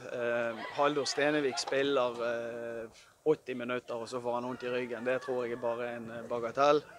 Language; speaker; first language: Norwegian; native; Norwegian